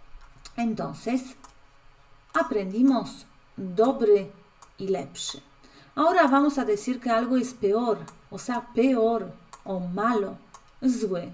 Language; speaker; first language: Spanish; non-native, fluent; Polish